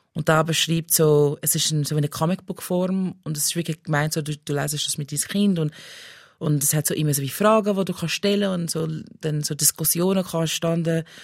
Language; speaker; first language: German; non-native, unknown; English